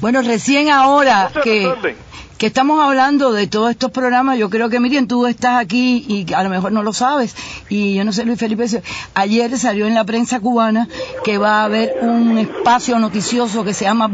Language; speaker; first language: Spanish; native; Spanish